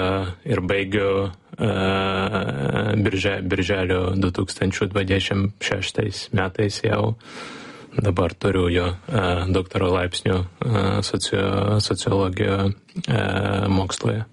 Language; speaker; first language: Lithuanian; non-native, learner; Ukrainian